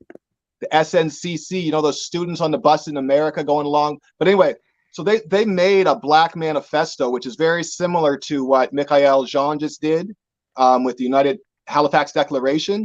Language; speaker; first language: English; native; English